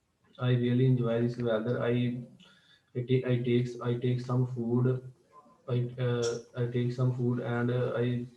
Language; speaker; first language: English; non-native, learner; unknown